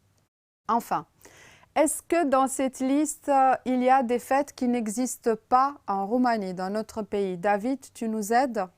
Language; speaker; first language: French; non-native, fluent; Romanian